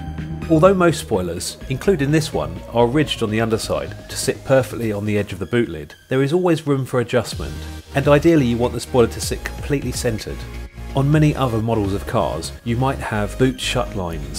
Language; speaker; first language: English; native; English